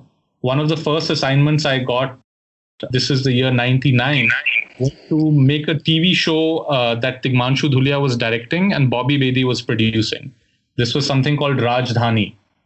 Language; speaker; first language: English; non-native, local second language; Hindi